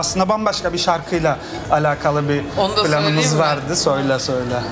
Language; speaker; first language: Turkish; native; Turkish